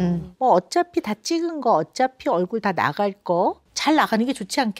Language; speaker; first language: Korean; native; Korean